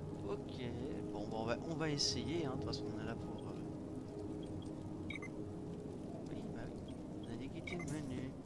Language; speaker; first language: French; native; French